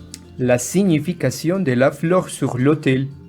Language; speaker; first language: French; non-native, fluent; Spanish